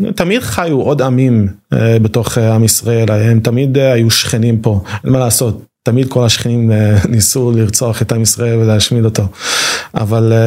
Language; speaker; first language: Hebrew; native; Hebrew